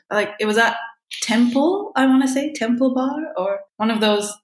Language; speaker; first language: English; early bilingual, other home language; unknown